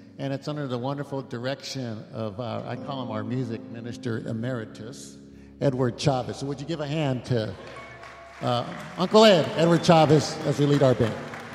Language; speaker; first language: English; early bilingual, other home language; Spanish